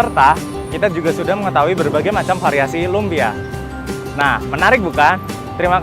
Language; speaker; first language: Indonesian; native; Indonesian